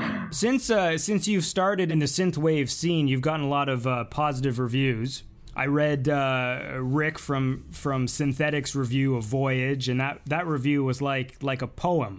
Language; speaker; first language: English; native; English